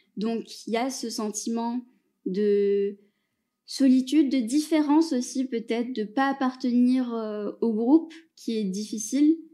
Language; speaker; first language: French; native; French